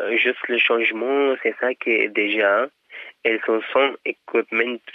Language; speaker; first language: French; non-native, fluent; Persian